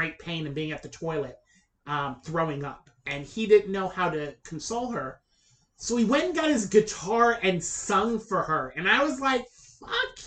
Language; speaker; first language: English; native; English